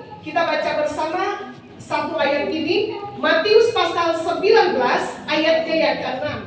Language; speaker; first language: Indonesian; native; Indonesian